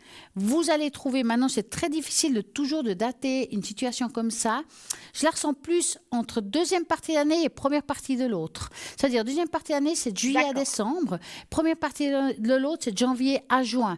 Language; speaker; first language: French; native; French